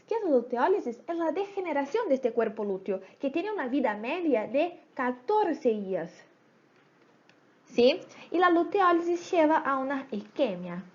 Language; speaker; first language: Spanish; native; Spanish